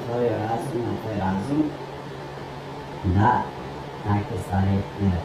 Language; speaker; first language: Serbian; non-native, learner; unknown